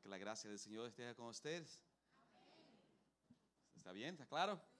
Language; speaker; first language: Spanish; non-native, learner; Portuguese